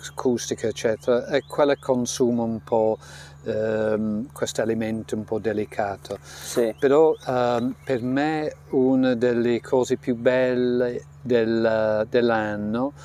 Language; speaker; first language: Italian; non-native, fluent; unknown